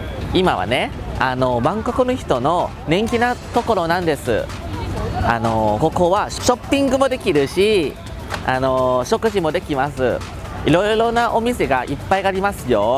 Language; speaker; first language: Japanese; non-native, learner; Thai